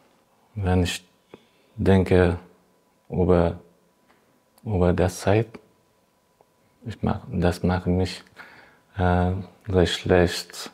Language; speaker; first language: German; non-native, learner; Persian